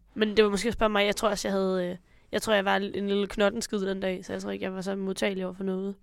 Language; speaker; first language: Danish; native; Danish